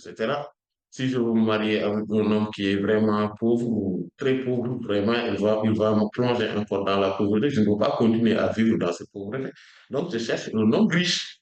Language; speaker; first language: French; non-native, local second language; Wolof